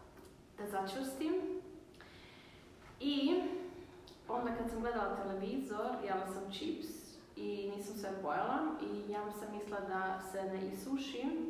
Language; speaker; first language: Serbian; early bilingual, heritage; Serbian